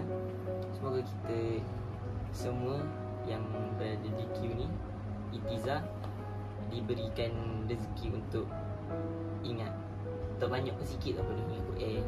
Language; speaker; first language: Malay; native; Malay